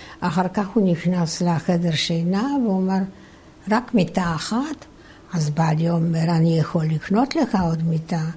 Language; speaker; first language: Hebrew; non-native, fluent; Polish